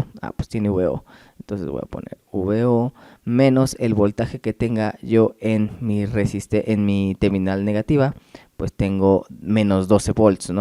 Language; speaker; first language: Spanish; native; Spanish